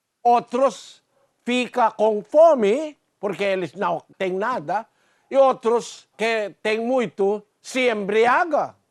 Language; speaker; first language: Portuguese; non-native, learner; Filipino